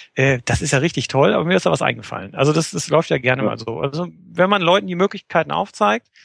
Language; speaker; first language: German; native; German